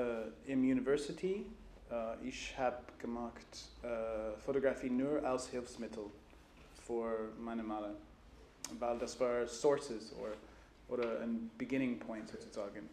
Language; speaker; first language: German; non-native, learner; English